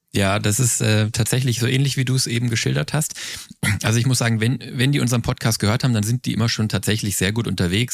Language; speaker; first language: German; native; German